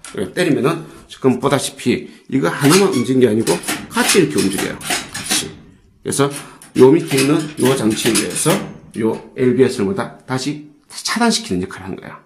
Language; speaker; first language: Korean; native; Korean